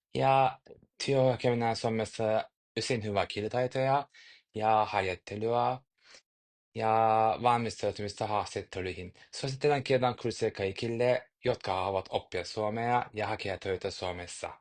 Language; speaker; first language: Finnish; non-native, learner; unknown